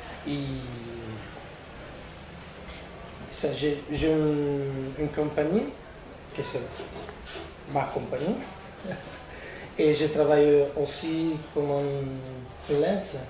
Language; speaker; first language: French; non-native, fluent; Italian